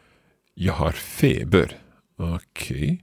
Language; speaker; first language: Swedish; non-native, learner; English